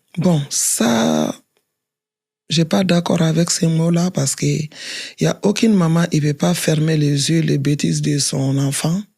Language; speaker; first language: French; non-native, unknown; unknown